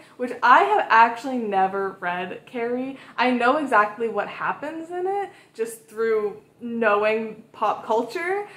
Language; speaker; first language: English; native; English